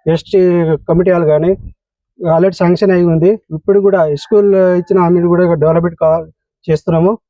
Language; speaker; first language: Telugu; non-native, local second language; Lambadi